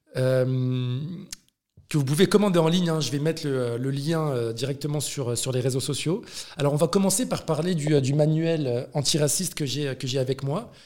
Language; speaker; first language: French; early bilingual, other home language; Arabic